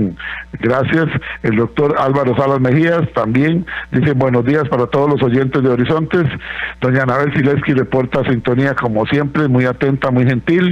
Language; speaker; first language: Spanish; native; Spanish